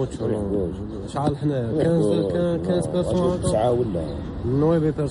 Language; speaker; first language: Spanish; non-native, learner; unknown